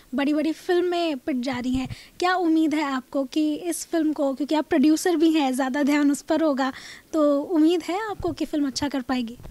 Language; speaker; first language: Hindi; native; Hindi